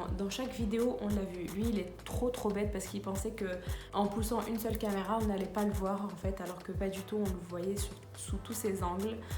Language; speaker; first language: French; early bilingual, other home language; Arabic